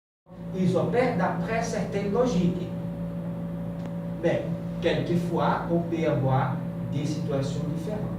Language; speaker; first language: French; non-native, fluent; Portuguese